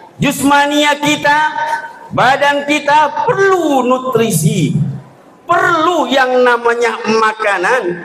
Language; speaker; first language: Indonesian; native; Indonesian